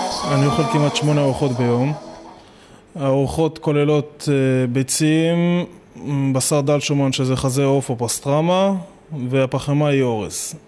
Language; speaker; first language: Hebrew; native; Hebrew